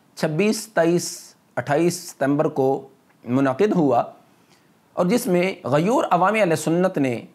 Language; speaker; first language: Urdu; non-native, local second language; Punjabi